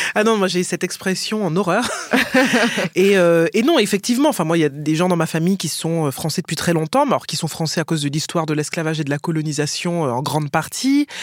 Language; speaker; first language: French; native; French